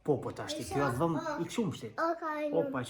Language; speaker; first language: Albanian; native; Albanian